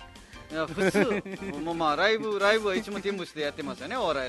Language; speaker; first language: Japanese; non-native, fluent; Nepali